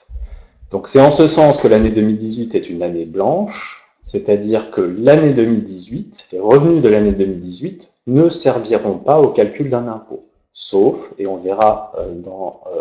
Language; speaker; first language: French; native; French